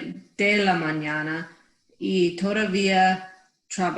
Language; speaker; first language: Spanish; non-native, learner; English